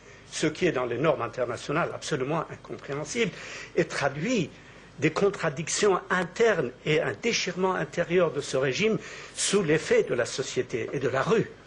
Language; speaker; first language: French; native; French